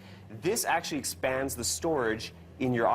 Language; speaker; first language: English; native; English